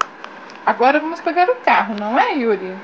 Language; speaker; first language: Portuguese; native; Portuguese